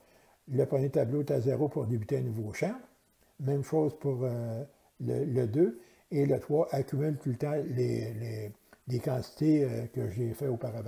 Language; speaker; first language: French; native; French